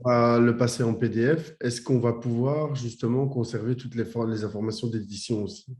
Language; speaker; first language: French; native; French